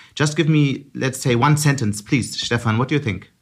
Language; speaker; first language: English; non-native, fluent; German